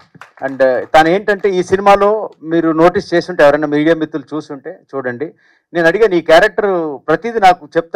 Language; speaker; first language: Telugu; native; Telugu